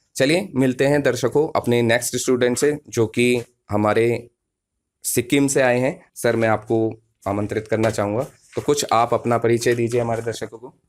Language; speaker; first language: Hindi; native; Hindi